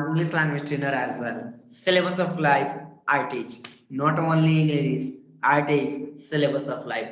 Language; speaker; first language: English; non-native, learner; Bhojpuri